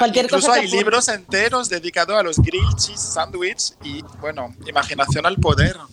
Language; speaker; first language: Spanish; non-native, fluent; French